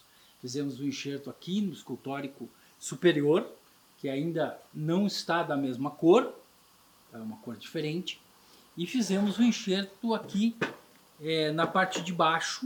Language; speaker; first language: Portuguese; native; Portuguese